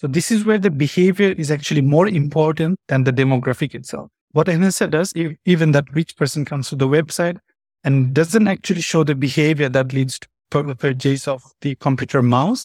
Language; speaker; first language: English; non-native, fluent; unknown